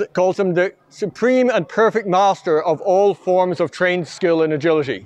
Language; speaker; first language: English; native; English